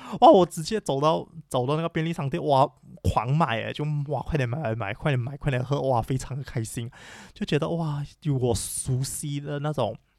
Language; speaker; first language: Chinese; native; Chinese